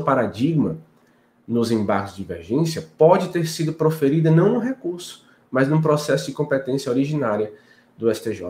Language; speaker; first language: Portuguese; native; Portuguese